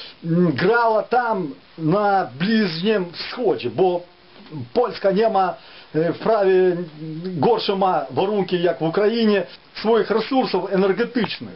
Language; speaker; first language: Polish; non-native, fluent; Ukrainian